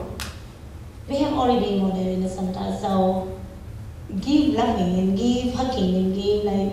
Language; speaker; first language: English; non-native, learner; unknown